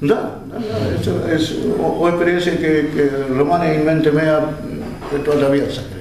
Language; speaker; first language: Romanian; non-native, learner; Spanish